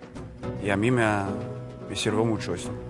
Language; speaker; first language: Spanish; non-native, fluent; French